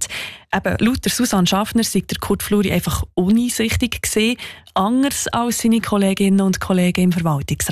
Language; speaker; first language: German; native; German